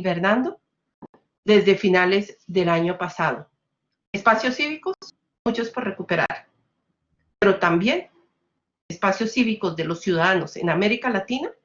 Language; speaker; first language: Spanish; native; Spanish